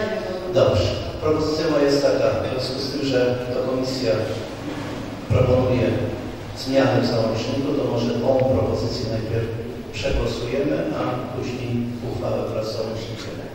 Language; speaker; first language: Polish; native; Polish